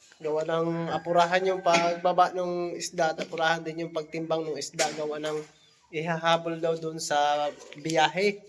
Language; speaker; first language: Filipino; non-native, local second language; Hiligaynon